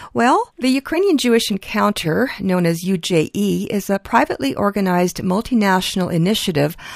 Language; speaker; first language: English; early bilingual, other home language; Ukrainian